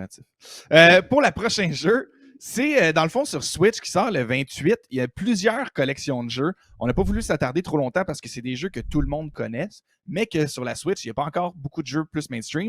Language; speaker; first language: French; native; French